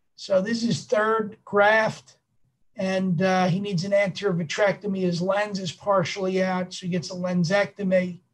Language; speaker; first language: English; native; English